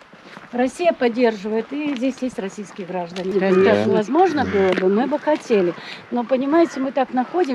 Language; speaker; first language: Russian; native; Russian